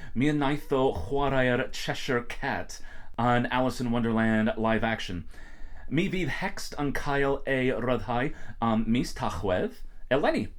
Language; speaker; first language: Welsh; non-native, learner; English